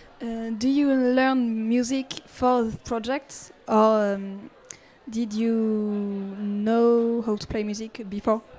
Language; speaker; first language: English; non-native, learner; French